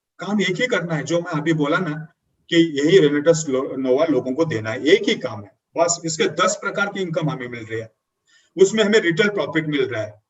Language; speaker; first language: Hindi; non-native, local second language; Marathi